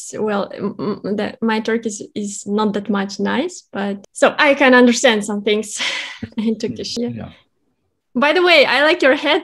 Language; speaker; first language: English; non-native, fluent; Kazakh